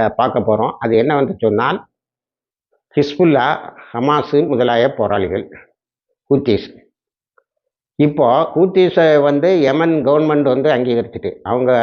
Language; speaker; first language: Tamil; native; Tamil